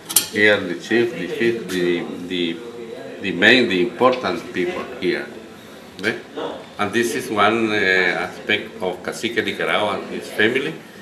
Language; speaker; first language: English; non-native, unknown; Spanish